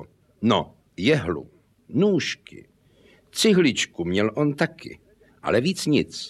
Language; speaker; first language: Czech; native; Czech